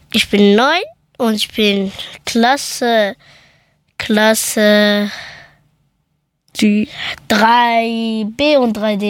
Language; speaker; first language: German; early bilingual, other home language; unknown